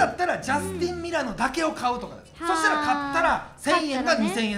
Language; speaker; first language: Japanese; native; Japanese